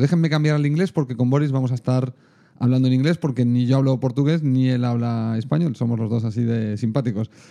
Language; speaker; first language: Spanish; native; Spanish